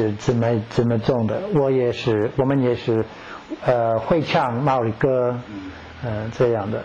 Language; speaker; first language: Chinese; non-native, fluent; English